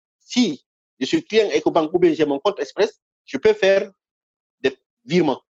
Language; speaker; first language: French; non-native, local second language; Fula